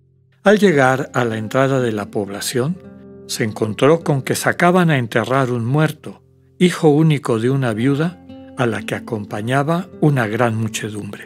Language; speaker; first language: Spanish; native; Spanish